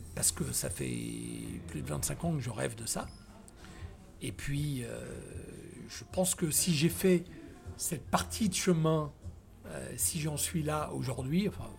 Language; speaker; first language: French; native; French